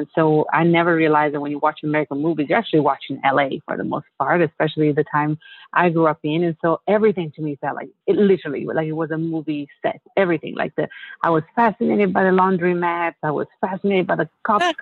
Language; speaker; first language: English; non-native, fluent; Italian